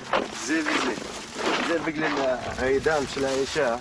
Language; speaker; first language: Hebrew; non-native, local second language; Arabic